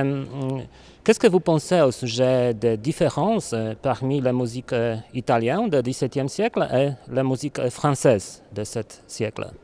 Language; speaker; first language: French; non-native, learner; Polish